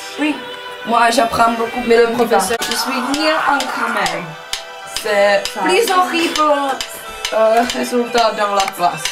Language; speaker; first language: French; non-native, learner; Czech